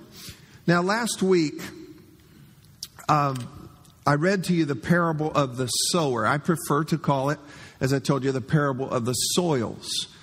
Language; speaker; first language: English; native; English